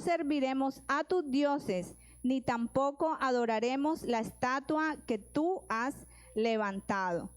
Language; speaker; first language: Spanish; native; Spanish